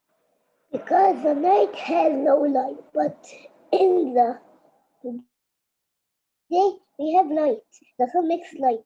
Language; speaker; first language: English; non-native, learner; Arabic